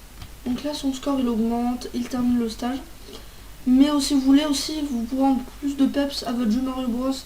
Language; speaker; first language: French; native; French